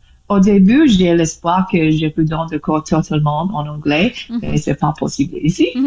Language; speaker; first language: French; non-native, learner; English